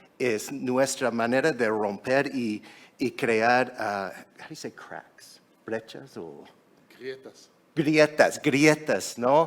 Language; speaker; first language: Spanish; non-native, fluent; English